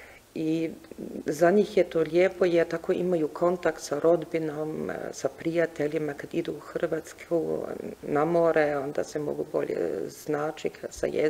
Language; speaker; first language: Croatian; non-native, fluent; German